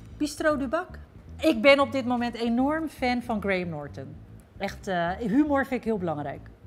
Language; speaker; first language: Dutch; early bilingual, other home language; Turkish